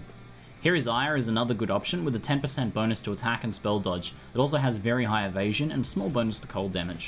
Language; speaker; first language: English; native; English